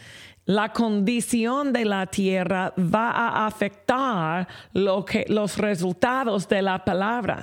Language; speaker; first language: Spanish; non-native, fluent; English